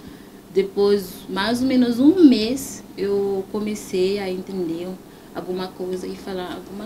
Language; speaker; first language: Portuguese; non-native, learner; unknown